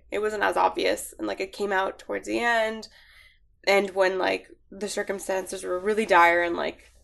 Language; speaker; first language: English; early bilingual, other home language; Arabic